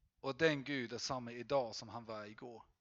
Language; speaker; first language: Swedish; non-native, fluent; English